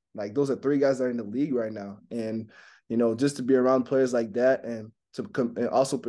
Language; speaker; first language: English; non-native, fluent; French